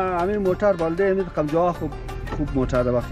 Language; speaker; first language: Persian; native; Persian